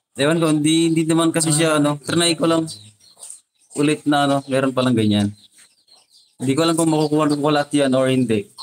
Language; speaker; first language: Filipino; non-native, local second language; Iloko